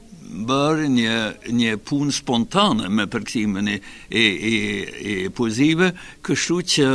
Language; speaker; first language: Albanian; non-native, fluent; Swedish